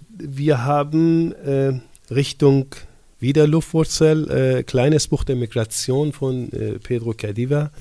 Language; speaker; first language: German; non-native, fluent; Persian